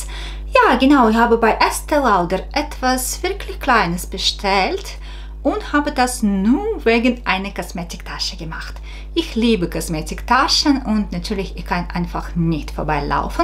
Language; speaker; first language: German; non-native, fluent; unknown